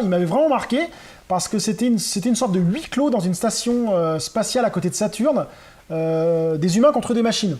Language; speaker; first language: French; native; French